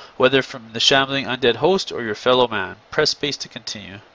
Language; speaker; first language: English; native; English